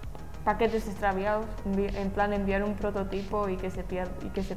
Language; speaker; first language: Spanish; native; Spanish